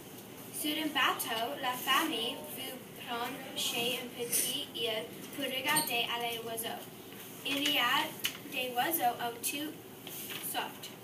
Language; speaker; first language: French; non-native, learner; English